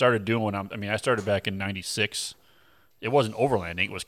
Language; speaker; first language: English; native; English